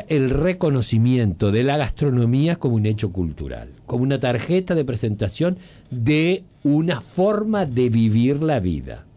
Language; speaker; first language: Spanish; native; Spanish